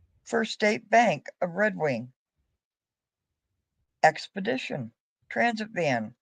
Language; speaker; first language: English; native; English